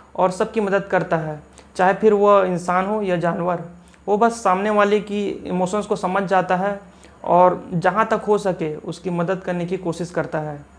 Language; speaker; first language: Hindi; native; Hindi